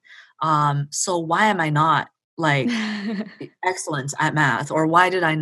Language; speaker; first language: English; early bilingual, other home language; Chinese